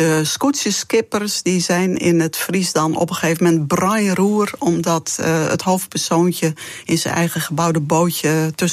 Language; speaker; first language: Dutch; non-native, local second language; Western Frisian